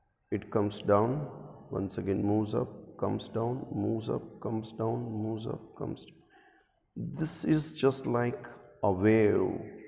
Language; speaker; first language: English; non-native, local second language; Gujarati